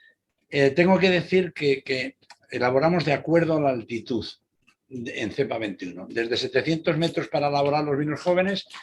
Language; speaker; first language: Spanish; native; Spanish